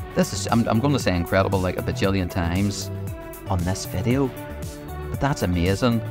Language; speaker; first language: English; native; English